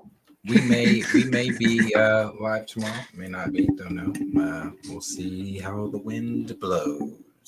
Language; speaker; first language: English; native; English